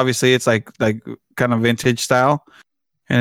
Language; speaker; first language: English; early bilingual, other home language; Spanish